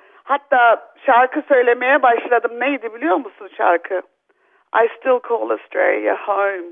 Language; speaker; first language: Turkish; early bilingual, other home language; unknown